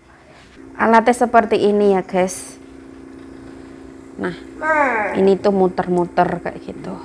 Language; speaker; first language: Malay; non-native, local second language; Javanese